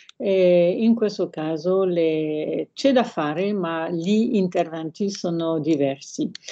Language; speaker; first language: Italian; non-native, fluent; French